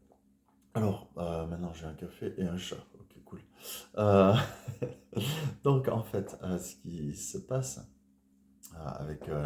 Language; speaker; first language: French; native; French